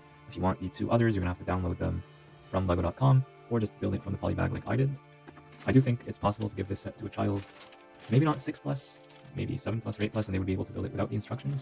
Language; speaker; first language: English; native; English